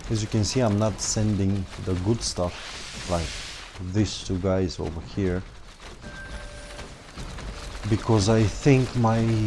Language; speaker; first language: English; non-native, fluent; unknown